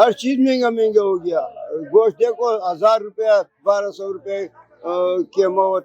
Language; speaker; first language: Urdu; non-native, local second language; Pashto